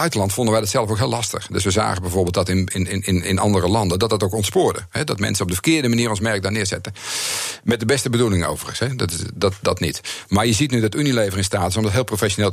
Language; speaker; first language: Dutch; native; Dutch